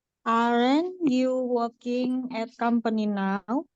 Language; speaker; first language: English; non-native, learner; Indonesian